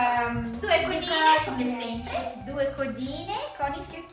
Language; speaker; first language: Italian; native; Italian